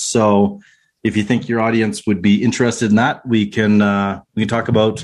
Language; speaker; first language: English; native; English